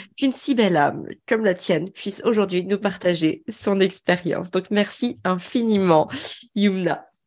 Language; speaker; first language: French; native; French